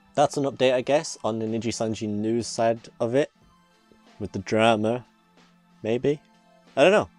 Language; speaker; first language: English; native; English